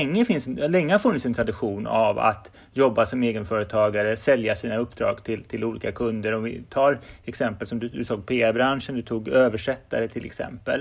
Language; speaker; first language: Swedish; native; Swedish